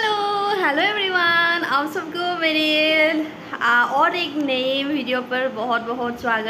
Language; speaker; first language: Hindi; non-native, local second language; Assamese